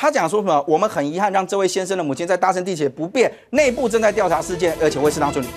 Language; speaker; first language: Chinese; native; Chinese